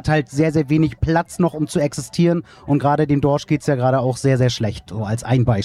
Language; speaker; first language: German; native; German